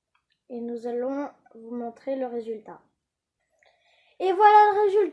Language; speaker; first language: French; native; French